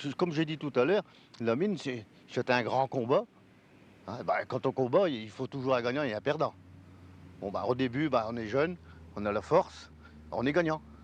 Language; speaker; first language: French; native; French